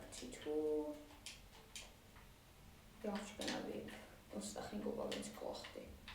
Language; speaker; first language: Welsh; native; Welsh